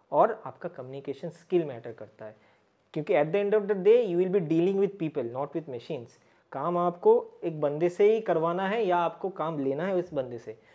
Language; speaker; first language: Hindi; native; Hindi